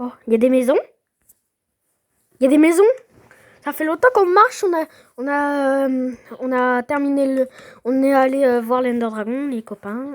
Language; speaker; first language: French; native; French